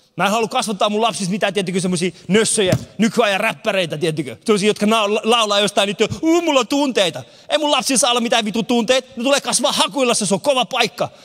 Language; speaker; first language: Finnish; early bilingual, other home language; Persian